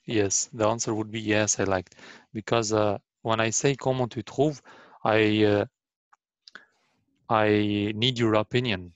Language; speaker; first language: English; non-native, learner; Arabic